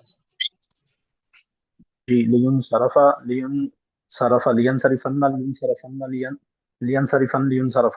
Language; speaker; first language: Arabic; non-native, learner; Urdu